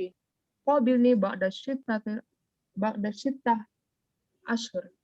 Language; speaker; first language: Arabic; non-native, learner; Indonesian